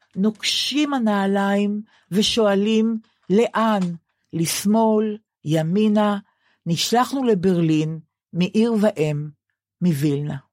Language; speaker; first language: Hebrew; native; Hebrew